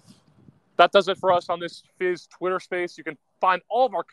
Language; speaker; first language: English; native; English